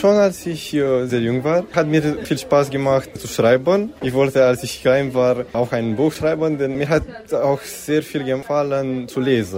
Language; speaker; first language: German; non-native, local second language; Romanian